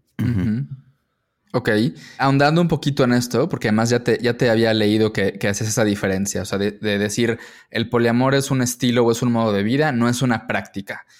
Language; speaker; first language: Spanish; native; Spanish